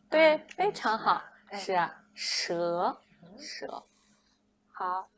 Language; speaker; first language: Chinese; non-native, fluent; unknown